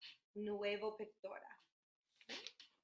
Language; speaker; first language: Spanish; non-native, learner; English